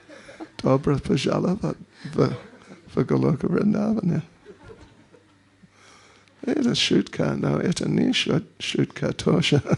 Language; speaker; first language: Russian; non-native, learner; English